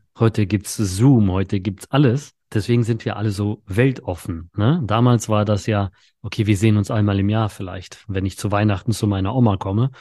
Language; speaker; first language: German; early bilingual, other home language; Polish